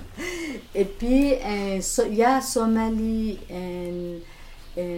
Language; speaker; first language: French; non-native, learner; Somali